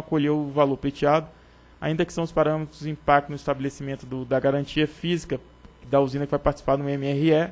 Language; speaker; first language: Portuguese; native; Portuguese